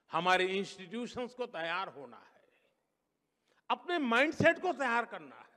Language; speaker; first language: Hindi; non-native, local second language; Gujarati